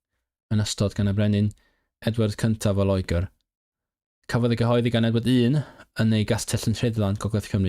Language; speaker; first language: Welsh; non-native, learner; Cantonese